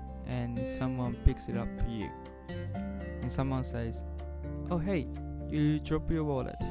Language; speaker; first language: English; non-native, fluent; Japanese